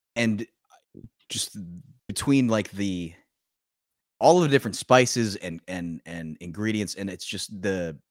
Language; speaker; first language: English; early bilingual, other home language; Korean